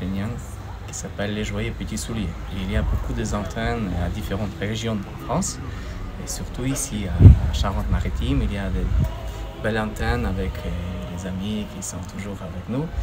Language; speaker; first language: French; non-native, learner; Ukrainian